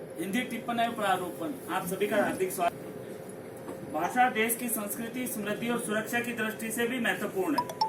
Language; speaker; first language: Hindi; non-native, local second language; Punjabi